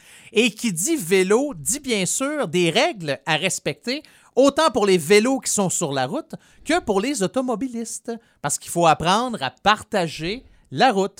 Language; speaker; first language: French; native; French